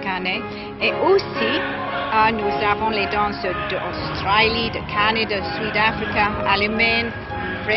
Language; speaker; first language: French; non-native, learner; English